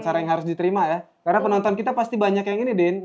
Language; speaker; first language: Indonesian; native; Indonesian